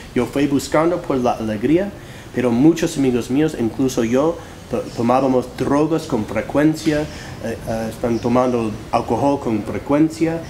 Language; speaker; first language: Spanish; non-native, fluent; English